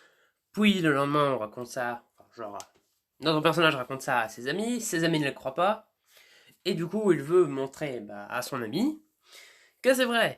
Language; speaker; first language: French; native; French